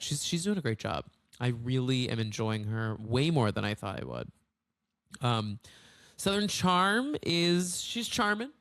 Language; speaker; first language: English; native; English